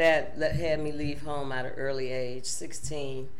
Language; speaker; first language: English; native; English